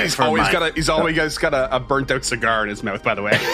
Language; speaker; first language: English; native; English